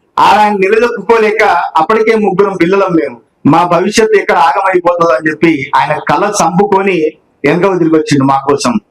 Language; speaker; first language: Telugu; native; Telugu